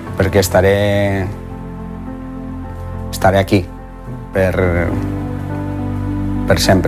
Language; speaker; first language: Catalan; non-native, learner; Spanish